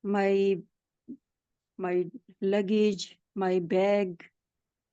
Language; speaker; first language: English; non-native, learner; Urdu